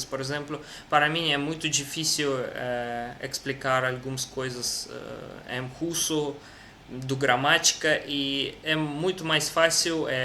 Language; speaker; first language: Portuguese; non-native, learner; Russian